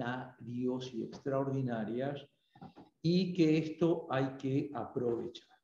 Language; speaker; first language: Spanish; native; Spanish